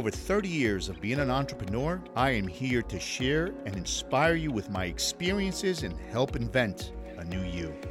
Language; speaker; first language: English; early bilingual, other home language; Spanish